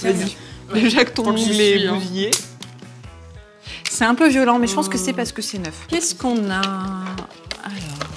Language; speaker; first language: French; native; French